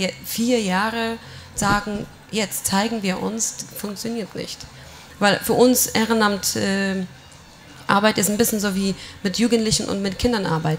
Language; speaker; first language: German; non-native, fluent; Polish